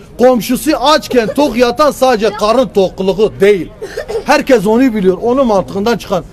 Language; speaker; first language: Turkish; non-native, local second language; Kurdish